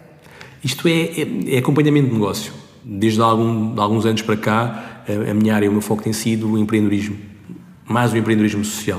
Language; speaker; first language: Portuguese; native; Portuguese